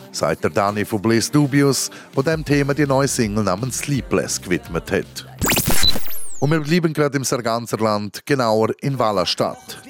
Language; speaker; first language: German; native; German